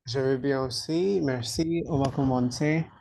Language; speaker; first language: French; non-native, fluent; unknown